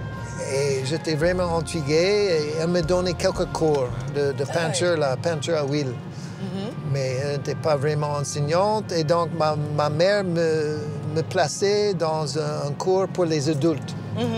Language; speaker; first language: French; non-native, fluent; English